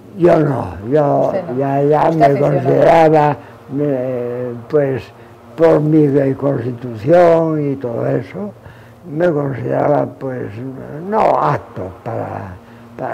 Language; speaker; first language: Spanish; native; Spanish